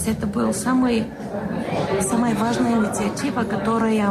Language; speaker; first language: Russian; non-native, fluent; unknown